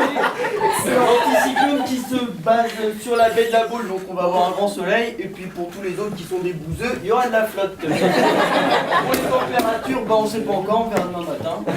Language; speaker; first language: French; native; French